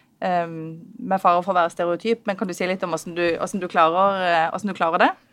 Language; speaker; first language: Norwegian; native; Norwegian